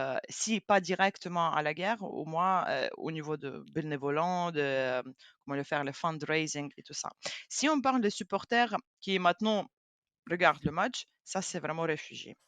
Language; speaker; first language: French; non-native, fluent; Ukrainian